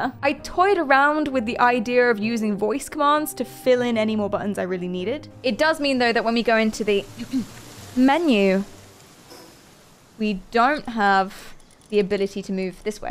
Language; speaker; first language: English; native; English